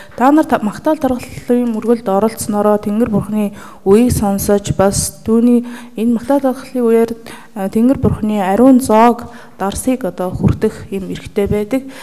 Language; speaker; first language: Mongolian; native; Mongolian